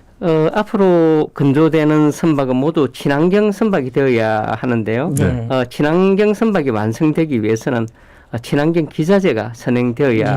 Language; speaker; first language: Korean; native; Korean